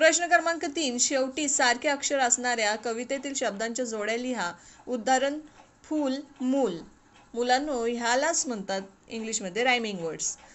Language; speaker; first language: Marathi; non-native, local second language; Urdu